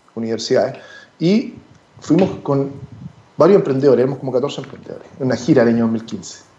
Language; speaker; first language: Spanish; native; Spanish